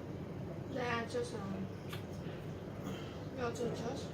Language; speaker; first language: English; non-native, learner; Vietnamese